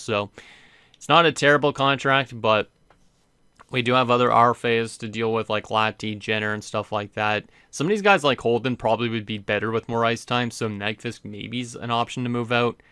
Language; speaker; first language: English; native; English